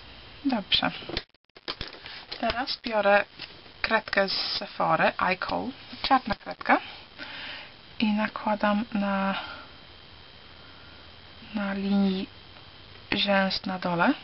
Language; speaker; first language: Polish; early bilingual, heritage; Polish